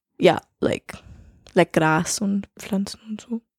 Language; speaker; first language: German; non-native, learner; English